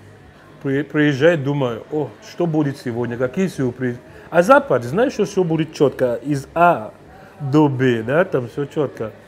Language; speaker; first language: Russian; non-native, fluent; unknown